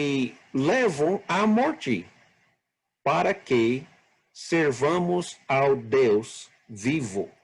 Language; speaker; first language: Portuguese; non-native, fluent; English